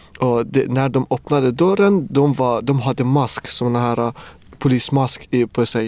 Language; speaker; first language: Swedish; non-native, fluent; Persian